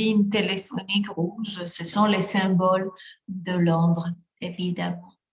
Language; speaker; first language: French; non-native, fluent; Spanish